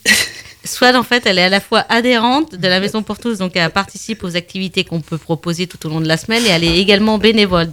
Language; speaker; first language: French; native; French